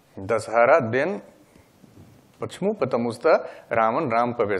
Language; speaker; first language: Russian; non-native, learner; Hindi